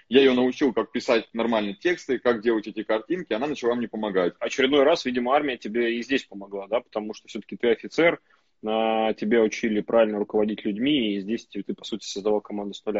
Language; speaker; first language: Russian; native; Russian